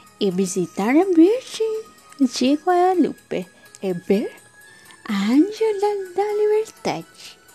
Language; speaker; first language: Portuguese; non-native, learner; Spanish